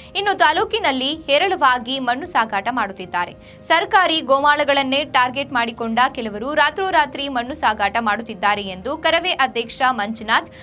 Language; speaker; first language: Kannada; native; Kannada